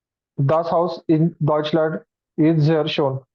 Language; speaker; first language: German; non-native, learner; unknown